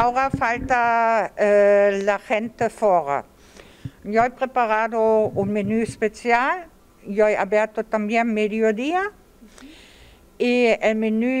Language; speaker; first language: Spanish; non-native, learner; German